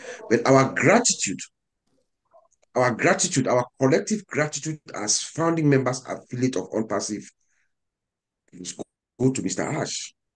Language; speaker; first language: English; native; English